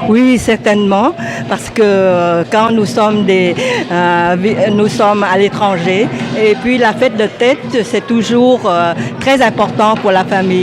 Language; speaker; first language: French; non-native, fluent; Vietnamese